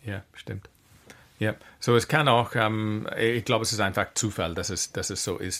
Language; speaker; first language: German; non-native, fluent; English